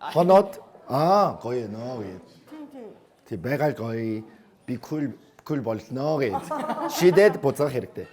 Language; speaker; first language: Mongolian; non-native, fluent; Korean